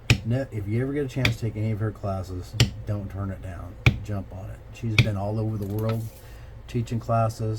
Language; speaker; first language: English; native; English